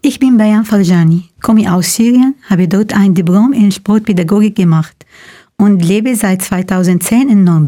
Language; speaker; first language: German; non-native, fluent; Arabic